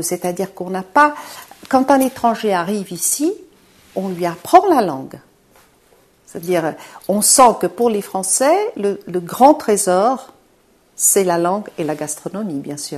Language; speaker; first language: French; non-native, fluent; Portuguese